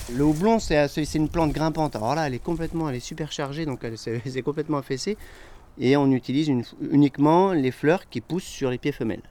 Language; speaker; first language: French; native; French